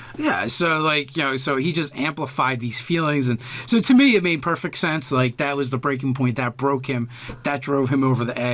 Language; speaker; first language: English; native; English